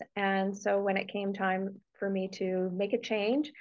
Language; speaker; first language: English; native; English